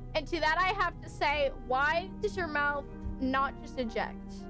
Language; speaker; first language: English; native; English